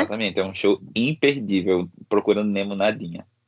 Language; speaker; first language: Portuguese; native; Portuguese